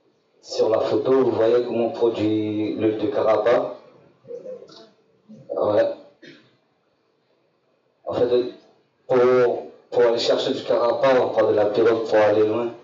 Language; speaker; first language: French; non-native, local second language; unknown